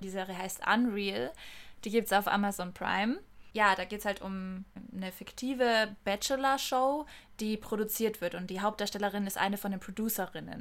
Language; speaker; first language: German; native; German